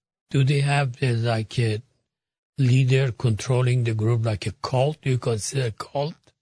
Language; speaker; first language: English; non-native, fluent; Persian